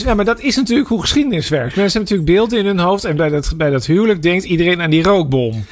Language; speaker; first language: Dutch; native; Dutch